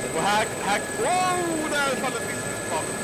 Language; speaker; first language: Swedish; native; Swedish